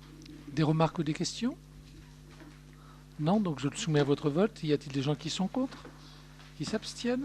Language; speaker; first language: French; native; French